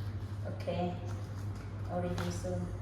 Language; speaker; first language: English; non-native, learner; Khmer